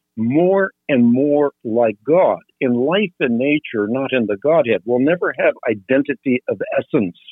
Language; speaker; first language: English; non-native, fluent; Dutch